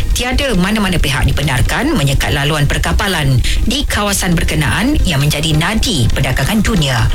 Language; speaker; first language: Malay; native; Malay